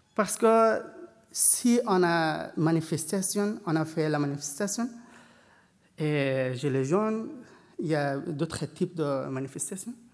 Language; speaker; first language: French; non-native, learner; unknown